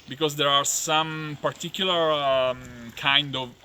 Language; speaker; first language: English; non-native, fluent; Italian